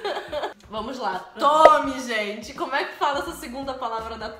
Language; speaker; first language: Portuguese; native; Portuguese